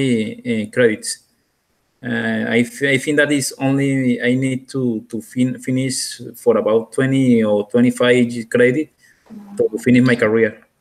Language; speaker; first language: English; non-native, learner; Spanish